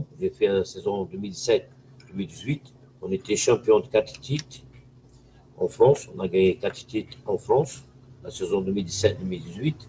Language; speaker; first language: French; non-native, fluent; Portuguese